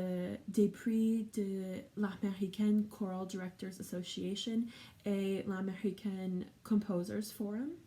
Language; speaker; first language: French; non-native, learner; English